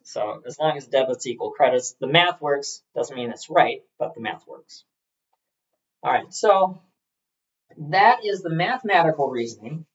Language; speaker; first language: English; native; English